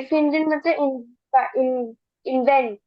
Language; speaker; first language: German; non-native, learner; Hindi